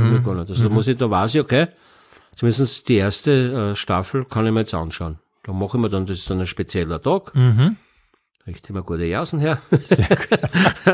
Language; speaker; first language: German; native; German